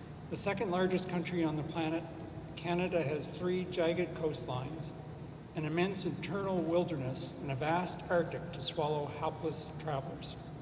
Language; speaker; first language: English; native; English